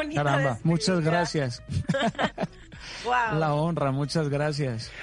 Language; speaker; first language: Spanish; native; Spanish